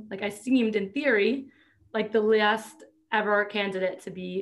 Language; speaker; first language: English; native; English